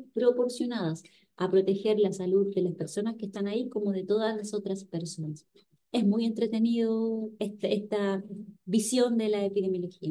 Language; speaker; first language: Spanish; native; Spanish